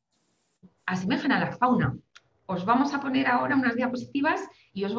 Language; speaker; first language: Spanish; native; Spanish